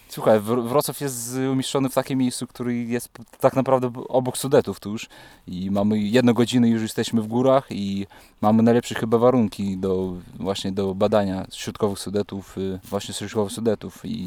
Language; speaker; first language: Polish; non-native, fluent; Russian